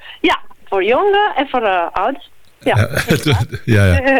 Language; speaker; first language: Dutch; non-native, learner; Italian